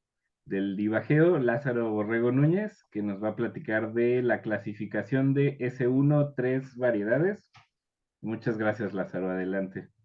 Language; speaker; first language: Spanish; native; Spanish